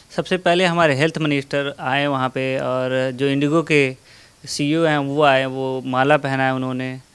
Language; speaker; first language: Hindi; native; Hindi